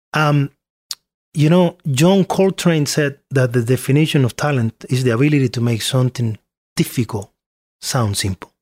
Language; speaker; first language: English; non-native, fluent; Spanish